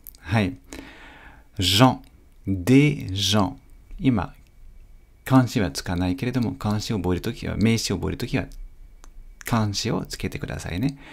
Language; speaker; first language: Japanese; non-native, fluent; French